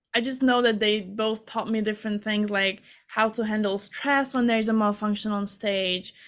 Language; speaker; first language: English; non-native, fluent; Hungarian